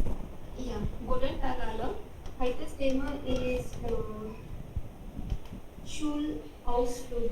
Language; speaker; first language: German; non-native, learner; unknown